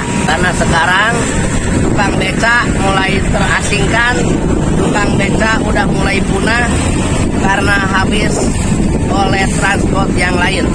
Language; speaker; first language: Indonesian; non-native, local second language; Sundanese